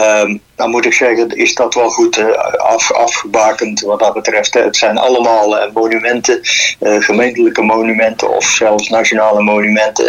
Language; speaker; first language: Dutch; native; Dutch